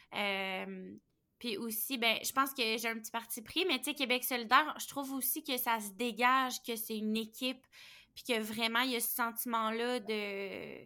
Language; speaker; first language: French; native; French